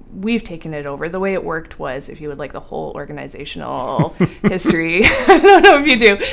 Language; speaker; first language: English; native; English